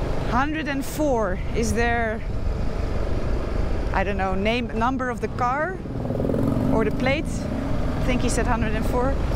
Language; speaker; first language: English; non-native, fluent; Dutch